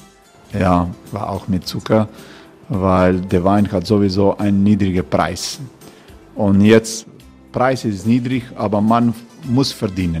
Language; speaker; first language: German; non-native, learner; Croatian